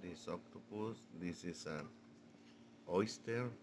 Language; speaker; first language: English; non-native, learner; Spanish